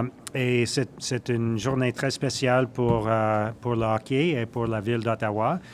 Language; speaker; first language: French; non-native, learner; English